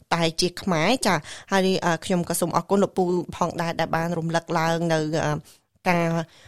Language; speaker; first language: Khmer; native; Khmer